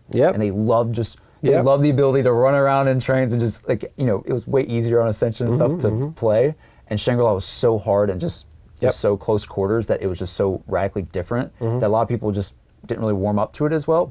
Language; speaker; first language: English; native; English